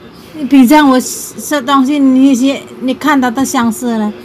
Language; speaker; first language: Chinese; non-native, learner; Indonesian